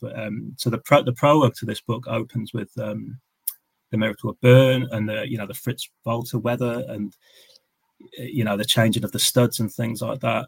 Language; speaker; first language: English; native; English